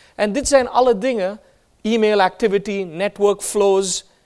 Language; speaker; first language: Dutch; non-native, fluent; Hindi